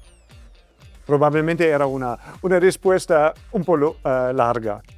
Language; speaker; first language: Spanish; non-native, fluent; German